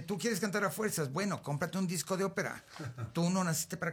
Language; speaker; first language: Spanish; native; Spanish